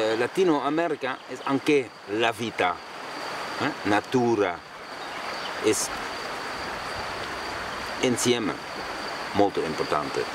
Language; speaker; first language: Italian; non-native, learner; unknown